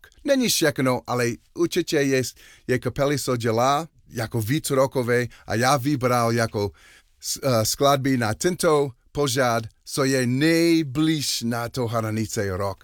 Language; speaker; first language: Czech; non-native, learner; English